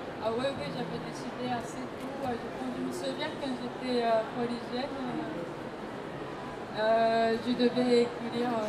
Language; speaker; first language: French; non-native, fluent; Japanese